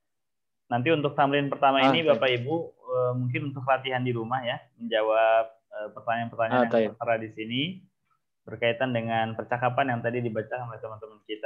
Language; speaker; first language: Indonesian; native; Indonesian